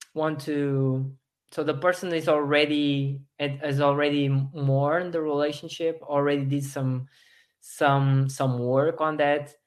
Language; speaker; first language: English; non-native, fluent; Portuguese